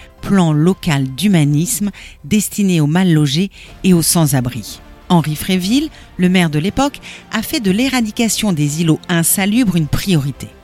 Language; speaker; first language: French; native; French